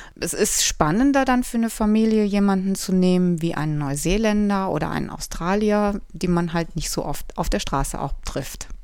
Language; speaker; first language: German; native; German